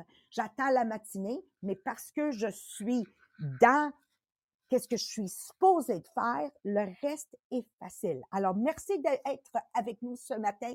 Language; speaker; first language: French; native; French